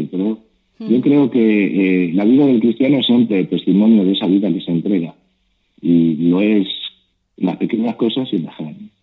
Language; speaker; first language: Spanish; native; Spanish